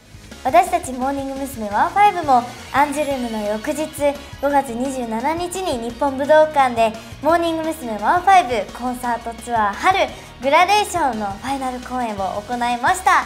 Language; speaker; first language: Japanese; native; Japanese